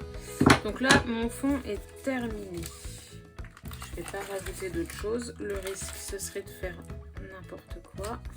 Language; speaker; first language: French; native; French